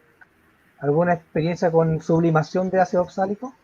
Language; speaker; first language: Spanish; native; Spanish